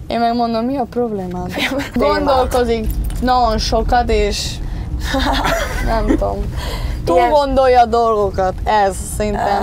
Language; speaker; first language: Hungarian; early bilingual, heritage; Spanish